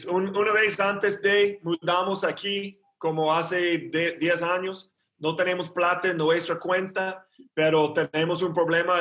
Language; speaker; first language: Spanish; non-native, learner; English